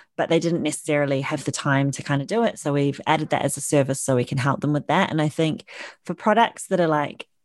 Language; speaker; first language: English; native; English